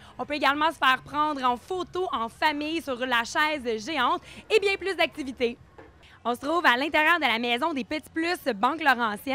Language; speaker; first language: French; native; French